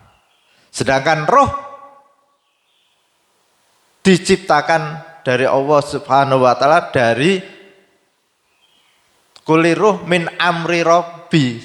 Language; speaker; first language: Indonesian; native; Indonesian